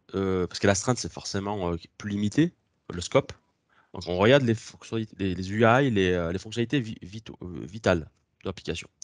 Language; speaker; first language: French; native; French